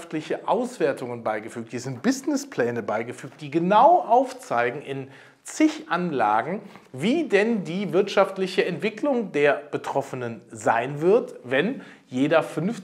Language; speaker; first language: German; native; German